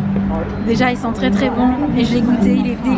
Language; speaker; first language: French; native; French